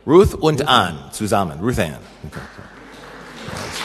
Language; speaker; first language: German; non-native, learner; English